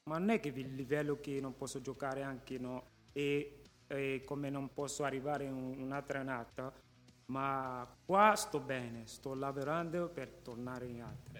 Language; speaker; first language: Italian; non-native, local second language; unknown